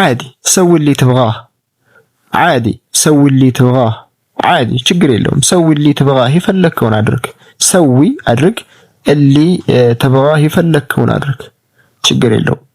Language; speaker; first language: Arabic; non-native, fluent; Amharic